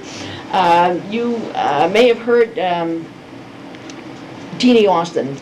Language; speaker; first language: English; native; English